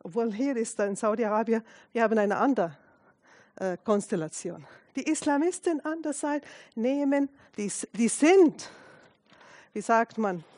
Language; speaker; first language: German; non-native, fluent; Arabic